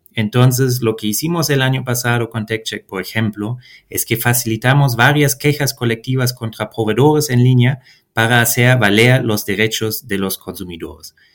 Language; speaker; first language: Spanish; non-native, fluent; German